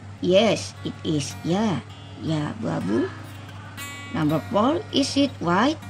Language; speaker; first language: English; non-native, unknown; Indonesian